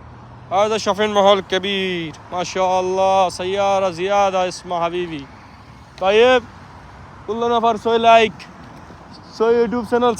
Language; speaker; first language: Arabic; non-native, learner; Bangla